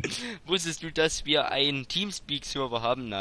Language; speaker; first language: German; native; German